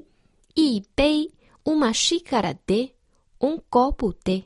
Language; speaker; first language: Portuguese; non-native, fluent; Chinese